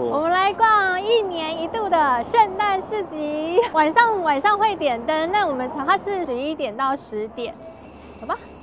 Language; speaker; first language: Chinese; native; Chinese